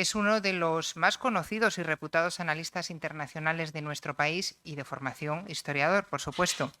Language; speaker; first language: Spanish; native; Spanish